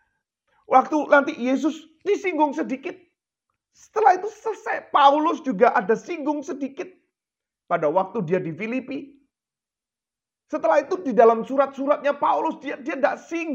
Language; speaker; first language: Indonesian; native; Indonesian